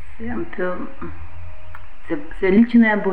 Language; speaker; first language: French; non-native, learner; Russian